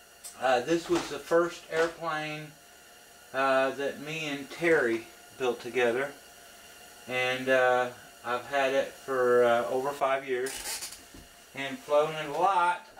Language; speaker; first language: English; native; English